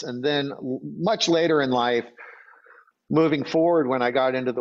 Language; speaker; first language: English; native; English